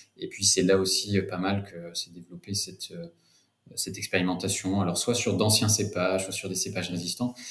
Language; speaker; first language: French; native; French